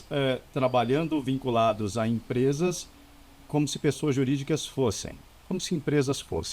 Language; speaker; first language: Portuguese; native; Portuguese